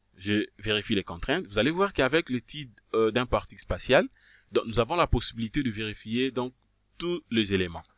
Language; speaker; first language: French; non-native, local second language; Kongo